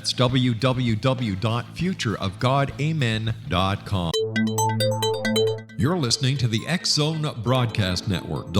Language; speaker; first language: English; native; English